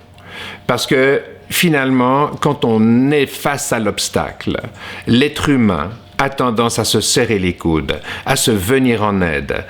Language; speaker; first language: French; native; French